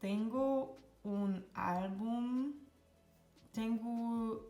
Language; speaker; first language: Spanish; non-native, learner; English